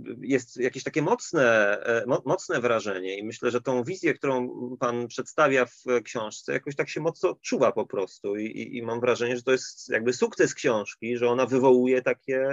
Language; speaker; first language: Polish; native; Polish